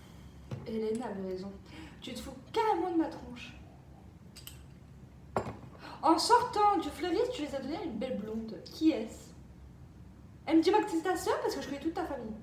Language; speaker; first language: French; native; French